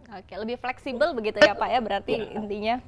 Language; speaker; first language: Indonesian; native; Indonesian